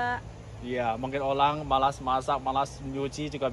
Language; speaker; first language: Indonesian; non-native, fluent; Chinese